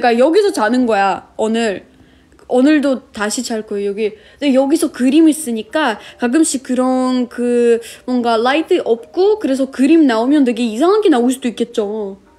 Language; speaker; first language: Korean; non-native, fluent; Russian